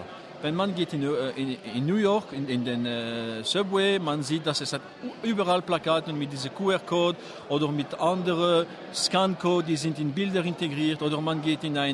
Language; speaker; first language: German; non-native, fluent; French